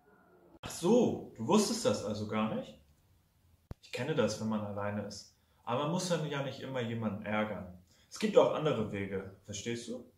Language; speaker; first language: German; native; German